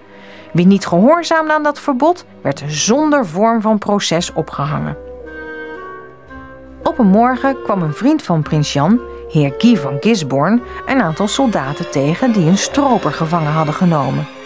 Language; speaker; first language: Dutch; native; Dutch